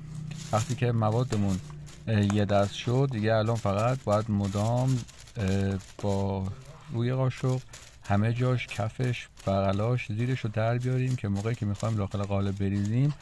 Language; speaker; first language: Persian; native; Persian